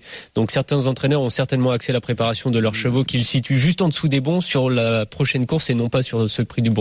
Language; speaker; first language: French; native; French